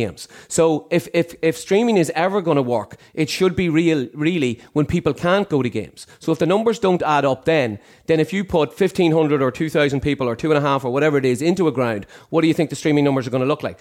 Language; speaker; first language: English; native; English